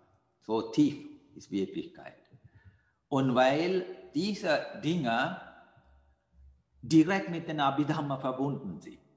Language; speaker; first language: German; non-native, fluent; Sinhala